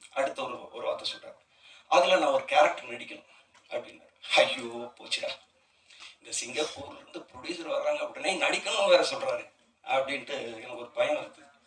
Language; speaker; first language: Tamil; native; Tamil